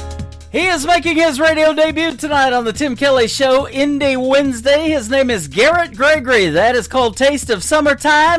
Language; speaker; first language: English; native; English